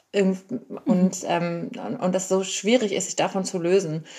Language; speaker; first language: German; native; German